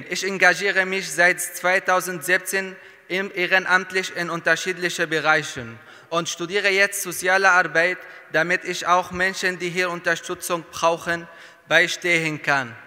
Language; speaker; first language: German; non-native, fluent; Arabic